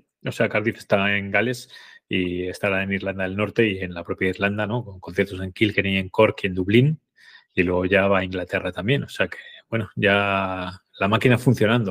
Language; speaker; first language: Spanish; native; Spanish